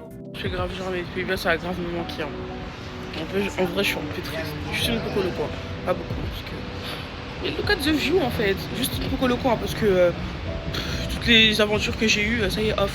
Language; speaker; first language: French; native; French